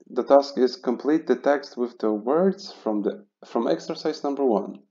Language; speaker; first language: English; non-native, fluent; Polish